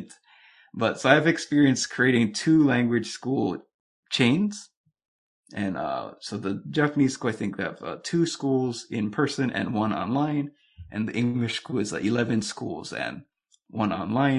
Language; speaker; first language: English; native; English